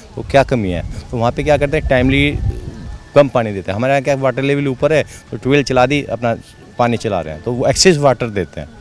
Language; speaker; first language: Hindi; native; Hindi